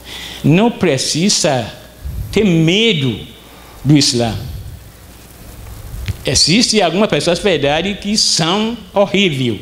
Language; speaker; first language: Portuguese; non-native, fluent; Arabic